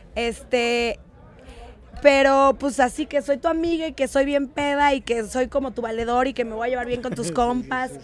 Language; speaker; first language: Spanish; native; Spanish